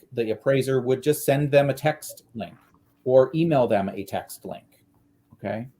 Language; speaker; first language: English; native; English